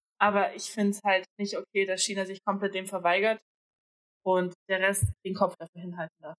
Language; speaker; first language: German; native; German